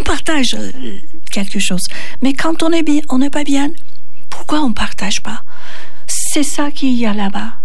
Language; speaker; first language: French; non-native, learner; Turkish